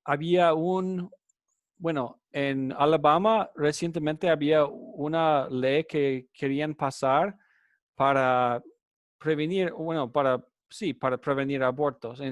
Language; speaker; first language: Spanish; non-native, fluent; English